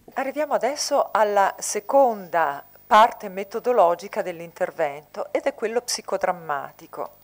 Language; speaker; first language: Italian; native; Italian